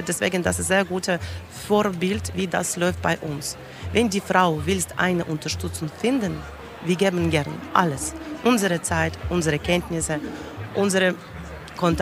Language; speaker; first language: German; non-native, learner; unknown